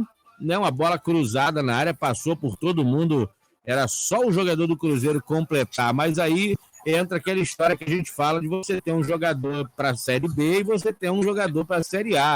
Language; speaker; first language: Portuguese; native; Portuguese